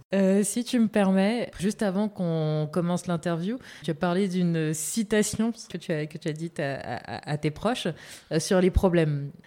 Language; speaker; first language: French; native; French